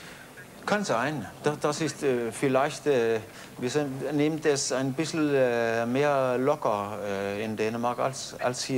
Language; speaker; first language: German; non-native, fluent; Danish